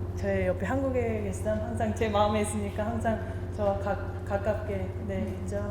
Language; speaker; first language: Korean; early bilingual, heritage; Korean